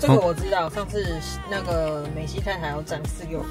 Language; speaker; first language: Chinese; native; Chinese